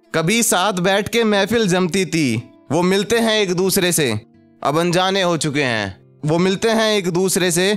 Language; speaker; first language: Hindi; native; Hindi